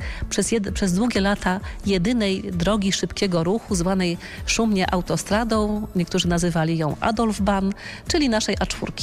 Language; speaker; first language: Polish; native; Polish